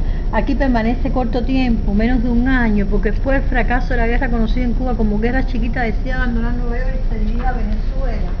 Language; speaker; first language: Spanish; native; Spanish